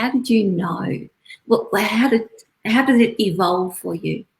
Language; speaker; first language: English; native; English